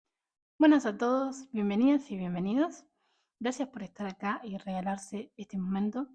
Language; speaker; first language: Spanish; native; Spanish